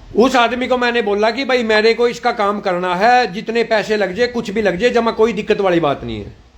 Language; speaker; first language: Hindi; native; Hindi